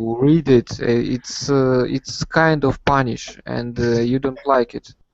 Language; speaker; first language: English; non-native, learner; Russian